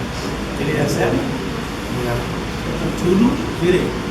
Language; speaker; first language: Portuguese; non-native, fluent; Yoruba